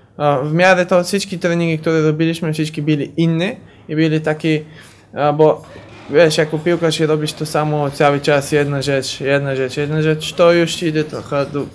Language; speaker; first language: Polish; non-native, learner; Bulgarian